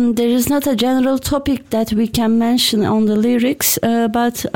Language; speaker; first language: English; non-native, fluent; Turkish